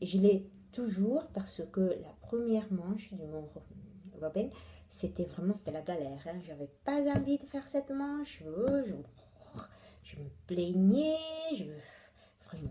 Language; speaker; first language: French; non-native, fluent; Italian